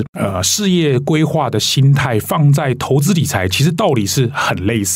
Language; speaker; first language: Chinese; native; Chinese